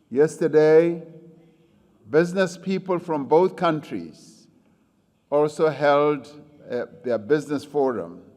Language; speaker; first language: English; non-native, local second language; Venda